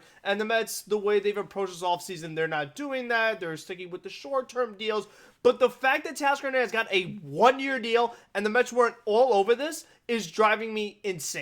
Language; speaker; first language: English; native; English